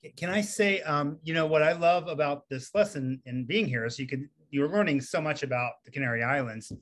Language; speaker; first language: English; native; English